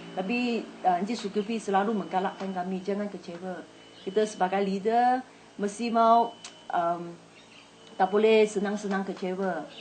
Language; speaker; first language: Malay; non-native, local second language; Chinese